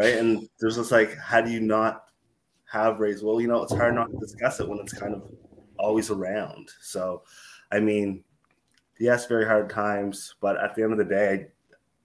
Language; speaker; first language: English; native; English